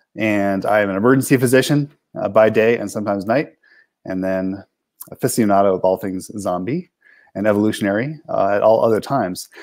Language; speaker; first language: English; native; English